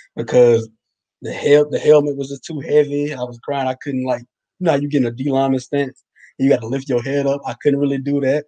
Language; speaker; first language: English; native; English